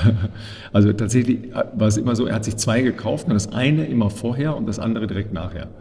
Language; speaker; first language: German; native; German